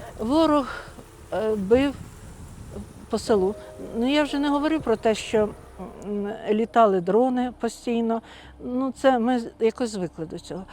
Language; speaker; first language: Ukrainian; native; Ukrainian